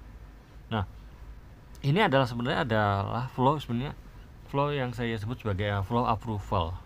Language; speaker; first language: Indonesian; native; Indonesian